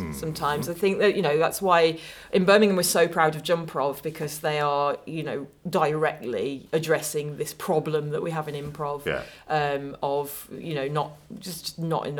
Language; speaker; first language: English; native; English